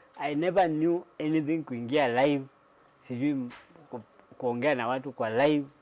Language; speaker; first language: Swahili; non-native, local second language; Kamba